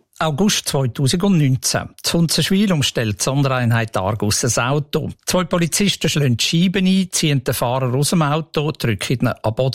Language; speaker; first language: German; native; German